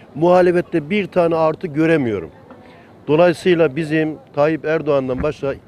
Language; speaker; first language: Turkish; native; Turkish